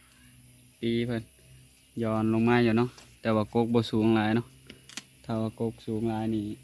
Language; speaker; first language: Thai; non-native, local second language; Lao